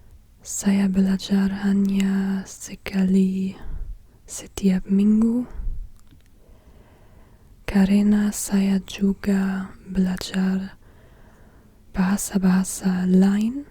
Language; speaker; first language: Indonesian; non-native, learner; English